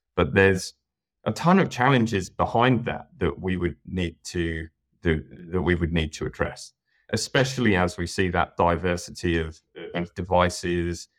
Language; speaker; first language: English; native; English